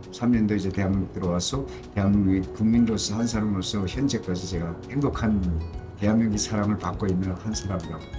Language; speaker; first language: Korean; native; Korean